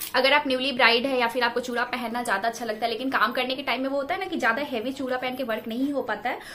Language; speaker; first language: Hindi; native; Hindi